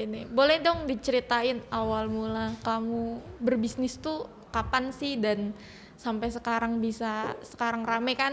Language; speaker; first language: Indonesian; native; Indonesian